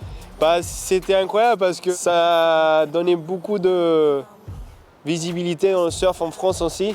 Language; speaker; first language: French; early bilingual, heritage; French